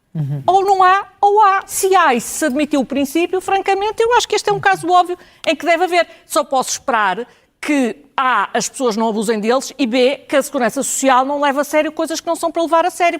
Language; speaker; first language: Portuguese; native; Portuguese